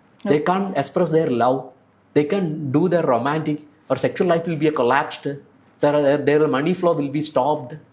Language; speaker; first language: English; non-native, local second language; Malayalam